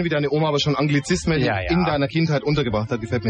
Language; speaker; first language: German; native; German